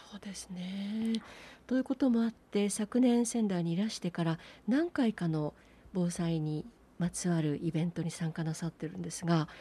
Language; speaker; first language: Japanese; native; Japanese